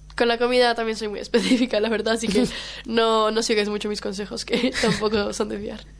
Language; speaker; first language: Spanish; non-native, local second language; Portuguese